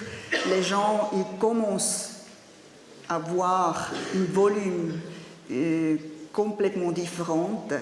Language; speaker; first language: French; non-native, learner; German